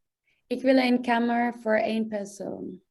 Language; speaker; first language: Dutch; non-native, learner; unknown